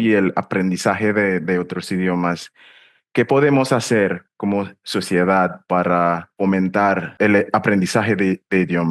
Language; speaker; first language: Spanish; non-native, fluent; English